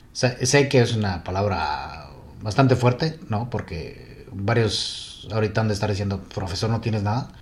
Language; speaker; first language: Spanish; native; Spanish